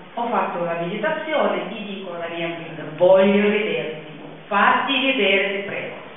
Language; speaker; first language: Italian; non-native, fluent; Russian